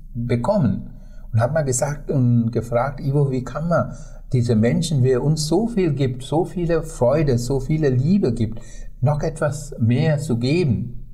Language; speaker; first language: German; non-native, fluent; Sinhala